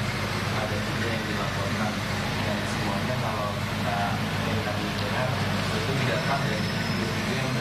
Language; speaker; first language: Indonesian; native; Indonesian